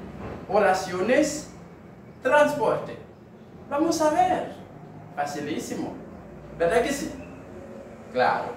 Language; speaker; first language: Spanish; non-native, fluent; Haitian Creole